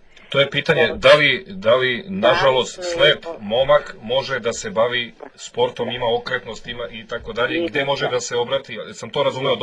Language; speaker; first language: Serbian; native; Serbian